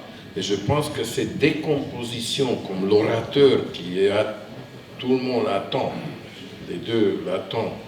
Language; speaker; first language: French; non-native, fluent; Hungarian